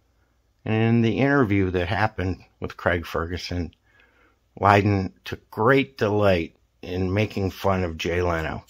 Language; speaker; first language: English; native; English